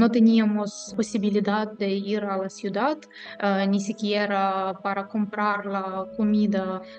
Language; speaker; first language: Spanish; non-native, fluent; Ukrainian